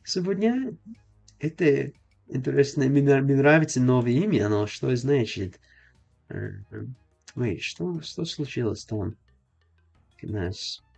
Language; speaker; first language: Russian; non-native, learner; English